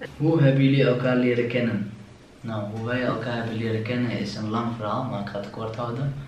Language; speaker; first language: Dutch; early bilingual, other home language; Turkish